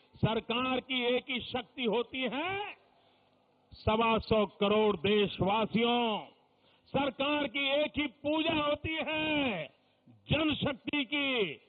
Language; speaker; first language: Hindi; non-native, local second language; Gujarati